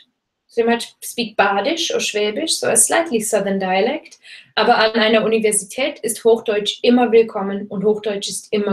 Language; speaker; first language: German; non-native, fluent; English